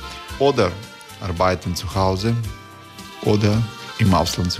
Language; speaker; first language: German; non-native, learner; Croatian